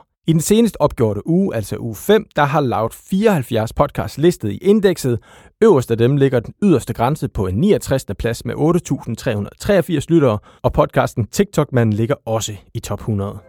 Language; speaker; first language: Danish; native; Danish